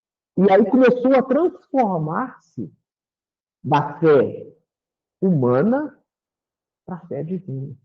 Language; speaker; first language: Portuguese; native; Portuguese